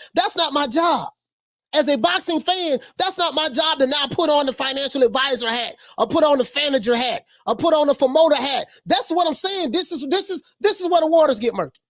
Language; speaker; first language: English; native; English